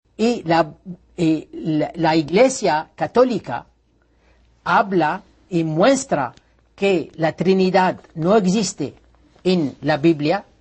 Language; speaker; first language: Spanish; non-native, learner; Arabic